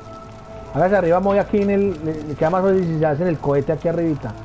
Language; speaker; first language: Spanish; native; Spanish